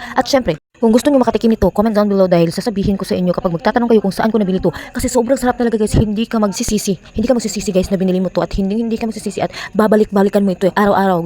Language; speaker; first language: Filipino; non-native, local second language; Cebuano